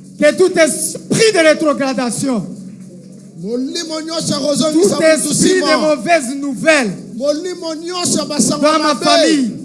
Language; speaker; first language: French; non-native, local second language; Lingala